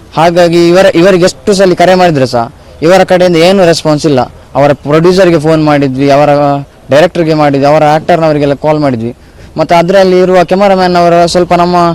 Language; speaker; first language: Kannada; non-native, local second language; Tulu